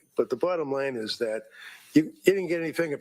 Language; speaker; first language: English; native; English